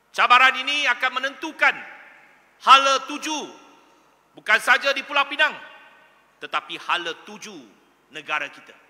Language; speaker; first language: Malay; non-native, local second language; Chinese